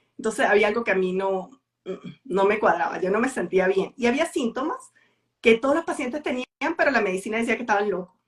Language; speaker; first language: Spanish; native; Spanish